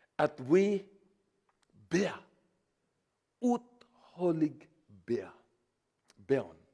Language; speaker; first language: Swedish; non-native, learner; Urdu